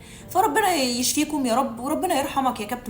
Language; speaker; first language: Arabic; native; Arabic